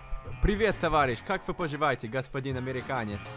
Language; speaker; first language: Russian; early bilingual, heritage; Russian